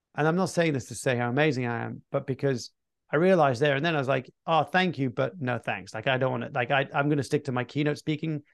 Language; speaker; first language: English; early bilingual, other home language; French